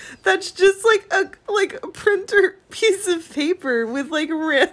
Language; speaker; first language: English; native; English